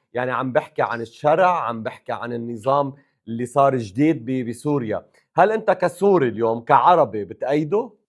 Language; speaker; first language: Arabic; native; Arabic